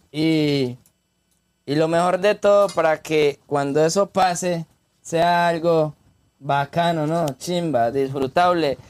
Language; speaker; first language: Spanish; native; Spanish